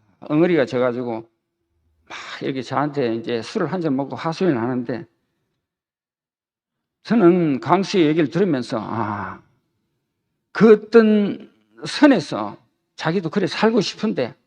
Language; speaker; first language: Korean; native; Korean